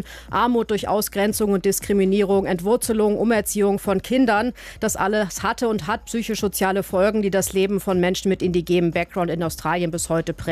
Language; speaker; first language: German; native; German